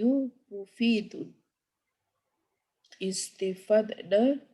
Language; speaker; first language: Arabic; non-native, learner; Indonesian